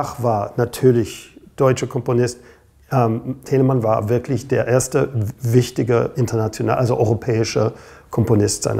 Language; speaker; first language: German; non-native, fluent; English